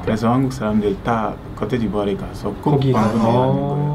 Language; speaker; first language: Korean; non-native, learner; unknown